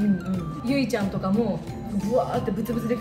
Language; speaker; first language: Japanese; native; Japanese